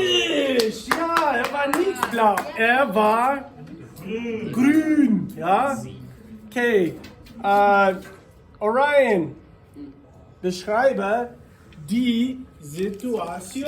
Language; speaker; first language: German; non-native, fluent; English